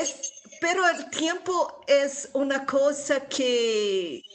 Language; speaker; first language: Spanish; non-native, local second language; Portuguese